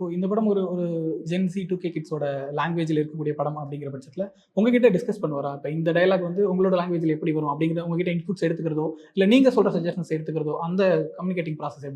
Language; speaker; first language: Tamil; native; Tamil